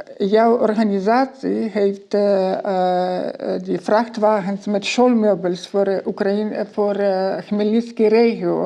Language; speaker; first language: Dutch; non-native, learner; Ukrainian